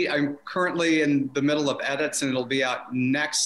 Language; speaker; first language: English; native; English